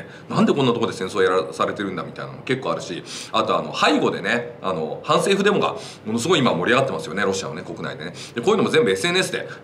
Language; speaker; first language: Japanese; native; Japanese